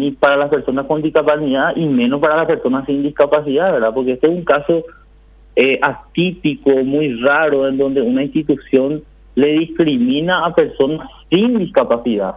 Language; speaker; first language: Spanish; native; Spanish